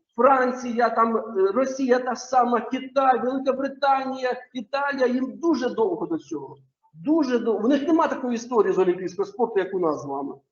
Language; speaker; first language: Ukrainian; native; Ukrainian